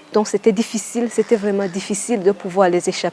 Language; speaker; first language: French; non-native, local second language; Kinyarwanda